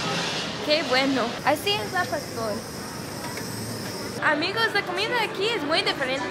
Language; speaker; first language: Spanish; non-native, learner; English